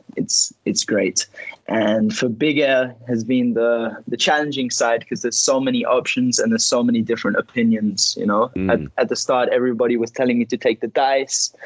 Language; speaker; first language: English; early bilingual, heritage; Spanish